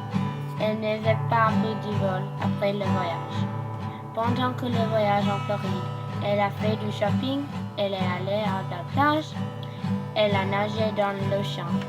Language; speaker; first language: French; non-native, learner; English